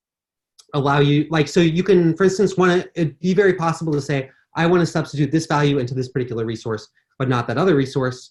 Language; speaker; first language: English; native; English